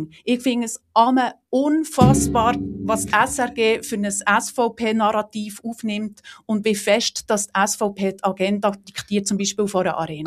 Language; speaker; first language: German; native; German